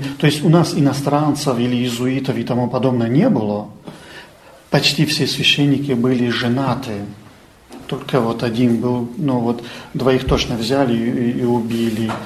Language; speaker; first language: Russian; non-native, local second language; Armenian